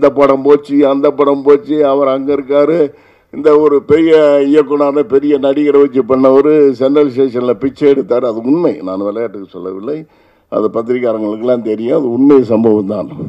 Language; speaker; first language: Tamil; native; Tamil